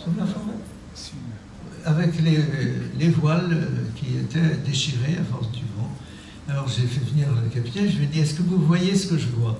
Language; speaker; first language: French; native; French